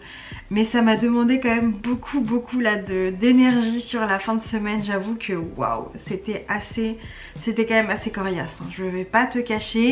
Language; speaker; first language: French; native; French